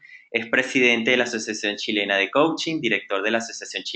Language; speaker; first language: Spanish; native; Spanish